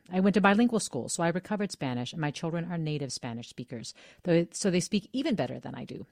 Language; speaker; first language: English; native; English